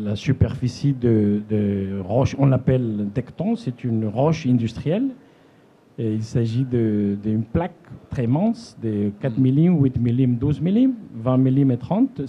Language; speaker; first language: French; non-native, fluent; Spanish